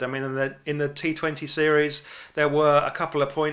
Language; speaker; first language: English; native; English